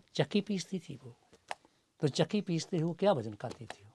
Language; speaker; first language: Hindi; native; Hindi